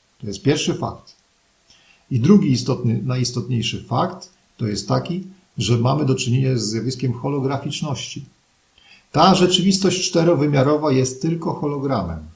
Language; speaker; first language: Polish; native; Polish